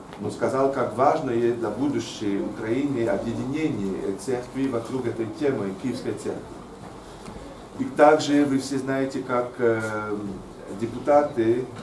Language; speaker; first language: Russian; non-native, fluent; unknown